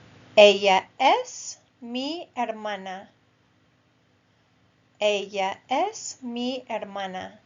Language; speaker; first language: Spanish; non-native, fluent; English